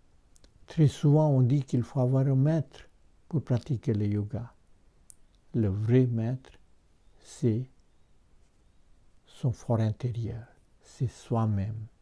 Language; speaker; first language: French; non-native, fluent; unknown